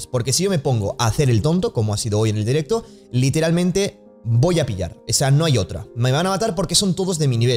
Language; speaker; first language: Spanish; native; Spanish